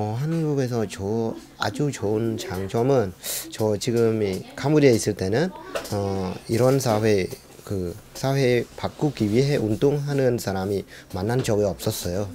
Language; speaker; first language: Korean; non-native, fluent; Khmer